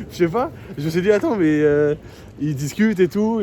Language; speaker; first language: French; native; French